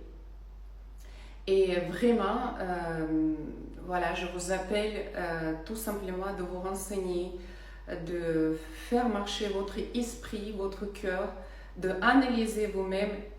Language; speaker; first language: French; non-native, fluent; Russian